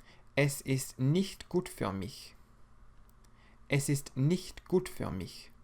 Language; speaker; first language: German; non-native, fluent; English